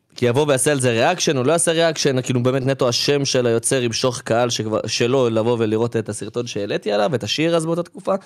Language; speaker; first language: Hebrew; native; Hebrew